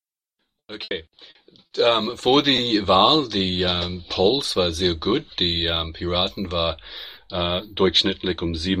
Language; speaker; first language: German; non-native, learner; English